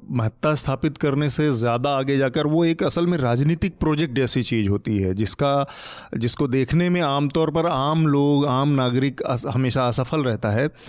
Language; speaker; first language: Hindi; native; Hindi